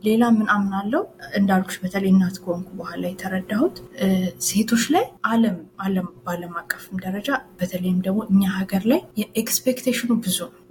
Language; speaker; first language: Amharic; native; Amharic